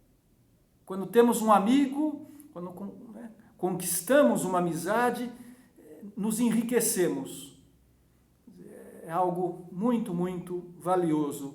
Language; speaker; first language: Portuguese; native; Portuguese